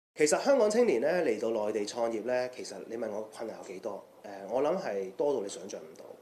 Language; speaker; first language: Chinese; non-native, local second language; Cantonese